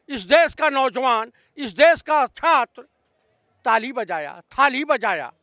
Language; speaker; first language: Hindi; native; Hindi